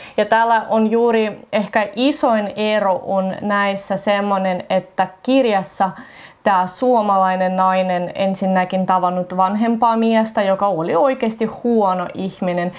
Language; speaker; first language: Finnish; non-native, fluent; Russian